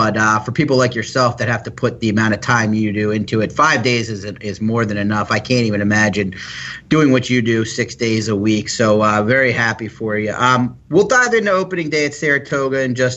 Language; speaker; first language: English; native; English